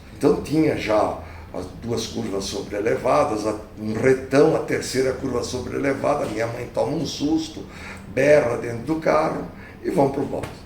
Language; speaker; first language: Portuguese; early bilingual, other home language; Italian